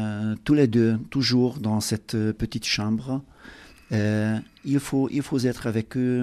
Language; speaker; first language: French; non-native, learner; Hungarian